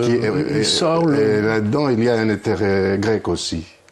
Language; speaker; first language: French; non-native, fluent; Greek